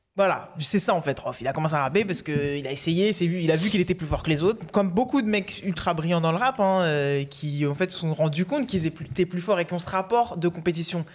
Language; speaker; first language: French; native; French